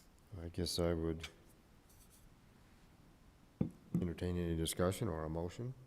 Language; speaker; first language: English; native; English